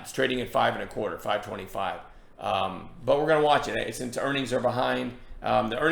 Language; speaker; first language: English; native; English